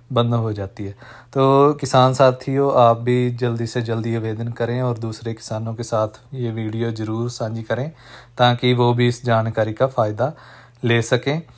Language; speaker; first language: Hindi; non-native, local second language; Punjabi